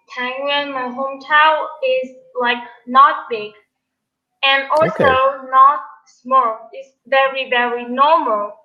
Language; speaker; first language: English; non-native, learner; Vietnamese